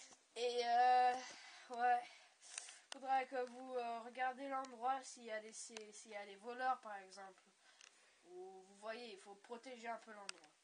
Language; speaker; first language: French; native; French